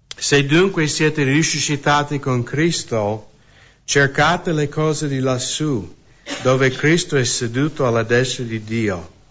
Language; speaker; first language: Italian; non-native, fluent; English